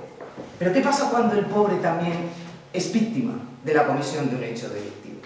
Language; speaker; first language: Spanish; native; Spanish